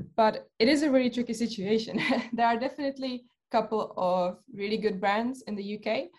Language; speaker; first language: English; non-native, fluent; Czech